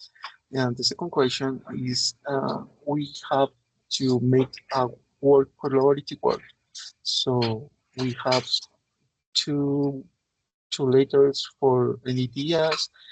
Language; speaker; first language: English; non-native, learner; Spanish